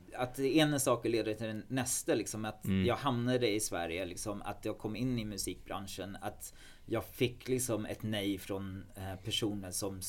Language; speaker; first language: Swedish; non-native, fluent; English